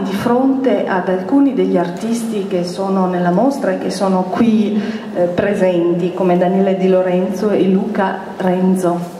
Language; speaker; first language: Italian; native; Italian